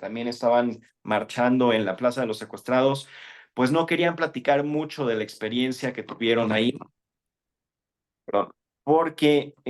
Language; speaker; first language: Spanish; native; Spanish